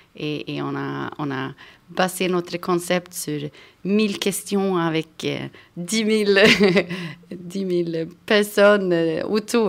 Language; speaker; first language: French; non-native, fluent; Swedish